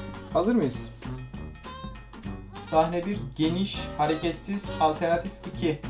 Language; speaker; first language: Turkish; native; Turkish